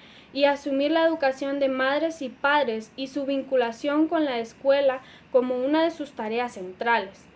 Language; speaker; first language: Spanish; native; Spanish